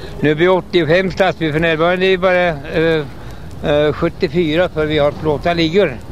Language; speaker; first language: Swedish; native; Swedish